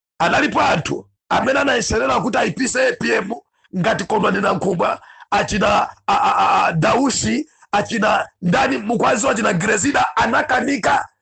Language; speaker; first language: Nyanja; native; Nyanja